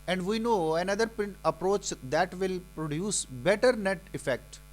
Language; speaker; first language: English; non-native, local second language; Urdu